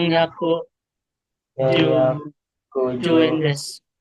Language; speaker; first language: Japanese; non-native, learner; Filipino